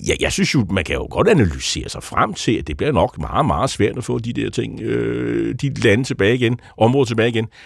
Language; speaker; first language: Danish; native; Danish